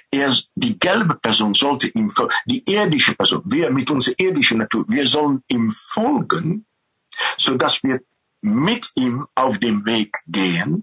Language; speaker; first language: German; non-native, fluent; Dutch